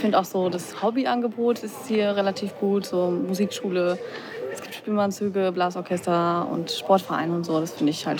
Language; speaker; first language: German; native; German